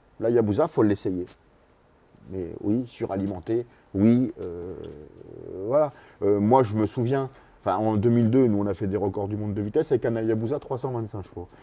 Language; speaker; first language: French; native; French